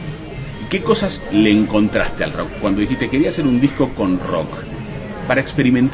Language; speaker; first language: Spanish; native; Spanish